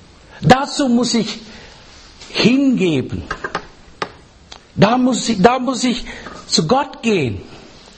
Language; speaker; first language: German; non-native, fluent; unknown